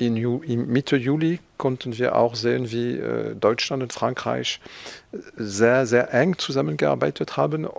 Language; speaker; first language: German; non-native, fluent; French